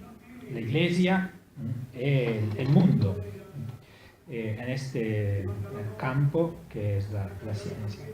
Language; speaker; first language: Spanish; non-native, fluent; Italian